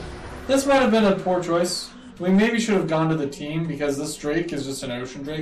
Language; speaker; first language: English; native; English